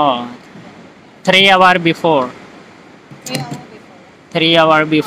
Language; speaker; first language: English; non-native, learner; Hindi